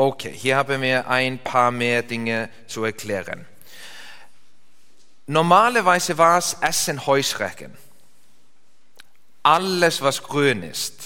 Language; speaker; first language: German; non-native, learner; English